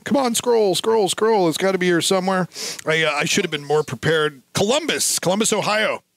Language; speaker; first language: English; native; English